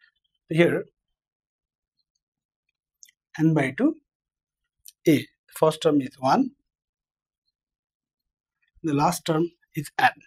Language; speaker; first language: English; non-native, local second language; Nepali